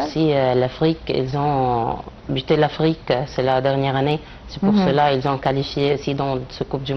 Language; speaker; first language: French; non-native, learner; Arabic